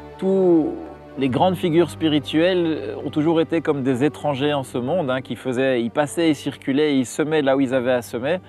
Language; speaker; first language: French; native; French